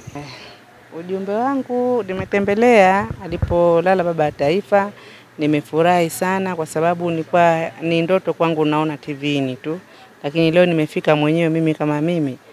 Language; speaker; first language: Swahili; native; Swahili